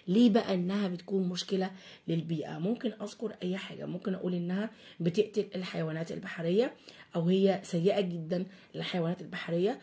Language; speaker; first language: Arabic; native; Arabic